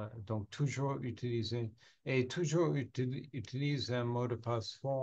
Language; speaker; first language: French; non-native, learner; English